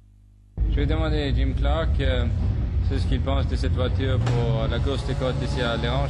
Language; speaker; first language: French; non-native, fluent; Swedish